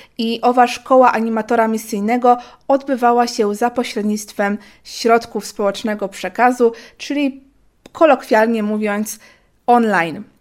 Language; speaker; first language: Polish; native; Polish